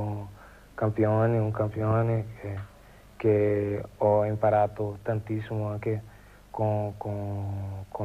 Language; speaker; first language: Italian; non-native, learner; Portuguese